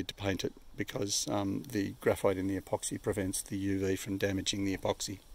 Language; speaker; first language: English; native; English